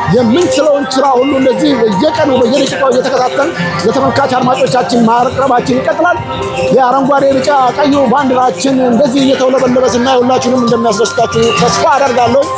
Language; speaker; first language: Amharic; native; Amharic